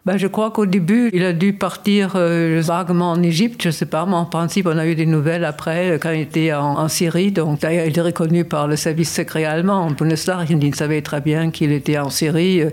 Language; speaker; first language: French; non-native, fluent; German